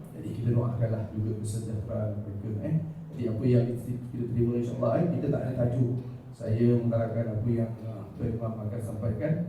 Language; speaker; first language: Malay; native; Malay